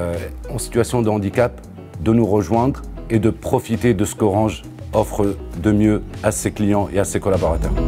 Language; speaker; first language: French; native; French